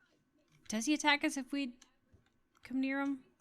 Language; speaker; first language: English; native; English